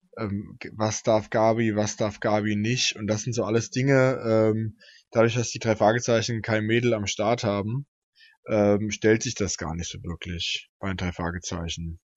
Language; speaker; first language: German; native; German